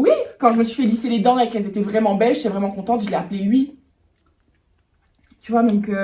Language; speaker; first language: French; native; French